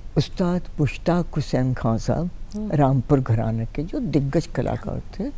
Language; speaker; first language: Hindi; native; Hindi